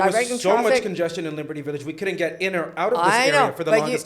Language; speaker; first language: English; native; English